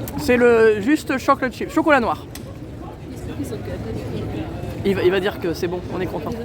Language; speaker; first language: French; native; French